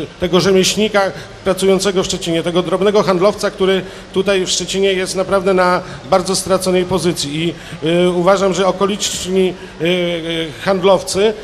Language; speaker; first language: Polish; native; Polish